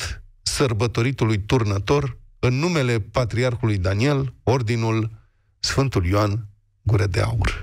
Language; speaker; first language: Romanian; native; Romanian